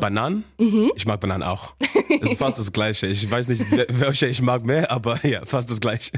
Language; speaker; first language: German; non-native, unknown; Shona